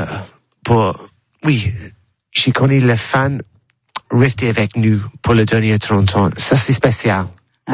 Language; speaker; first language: French; non-native, learner; English